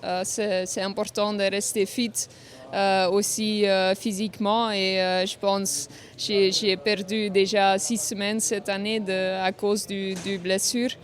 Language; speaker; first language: French; non-native, fluent; Dutch